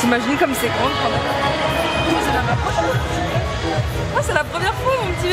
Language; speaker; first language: French; native; French